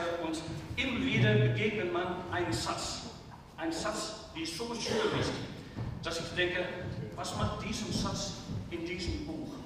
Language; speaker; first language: German; non-native, fluent; Dutch